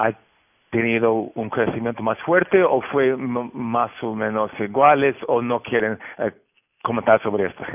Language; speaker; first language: Spanish; non-native, fluent; Portuguese